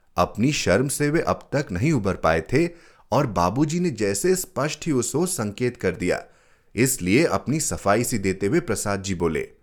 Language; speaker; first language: Hindi; native; Hindi